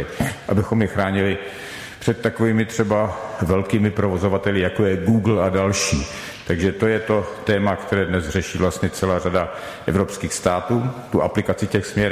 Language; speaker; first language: Czech; native; Czech